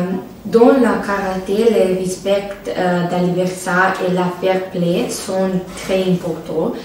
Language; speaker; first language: French; non-native, learner; Serbian